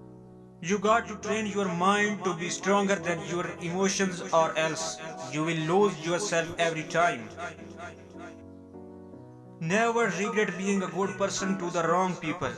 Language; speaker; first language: English; non-native, local second language; Urdu